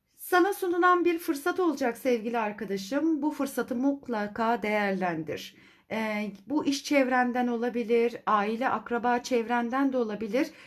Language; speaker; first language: Turkish; native; Turkish